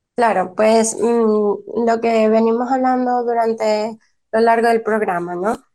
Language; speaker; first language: Spanish; native; Spanish